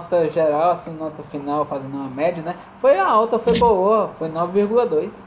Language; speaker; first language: Portuguese; native; Portuguese